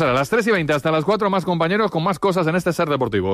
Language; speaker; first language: Spanish; native; Spanish